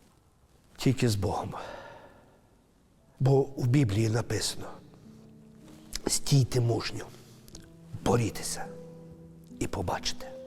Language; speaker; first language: Ukrainian; native; Ukrainian